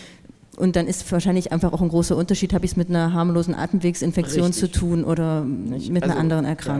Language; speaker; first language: German; native; German